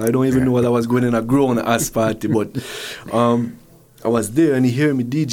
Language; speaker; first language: English; non-native, fluent; French